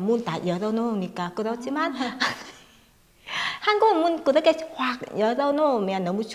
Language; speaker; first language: Korean; non-native, fluent; Vietnamese